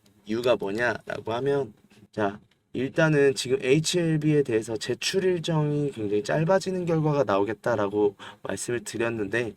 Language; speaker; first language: Korean; native; Korean